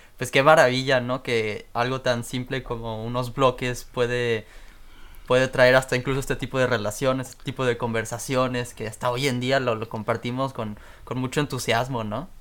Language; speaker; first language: Spanish; native; Spanish